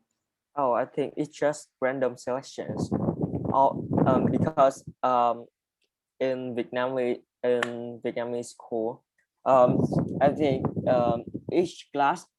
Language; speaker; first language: English; non-native, learner; Vietnamese